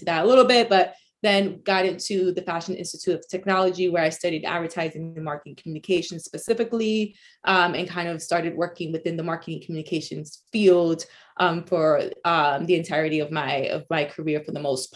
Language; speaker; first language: English; early bilingual, other home language; Spanish